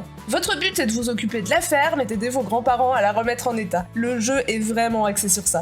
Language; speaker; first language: French; native; French